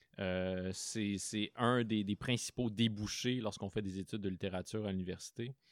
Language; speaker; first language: French; native; French